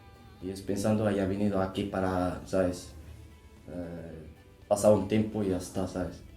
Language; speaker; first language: Spanish; non-native, learner; Arabic